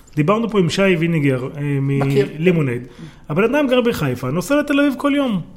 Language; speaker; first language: Hebrew; native; Hebrew